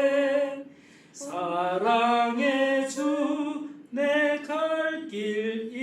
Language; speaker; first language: Korean; native; Korean